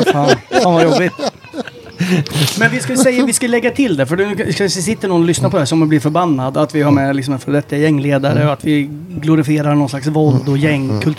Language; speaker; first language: Swedish; native; Swedish